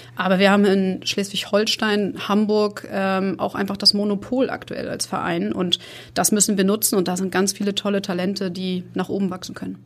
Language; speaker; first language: German; native; German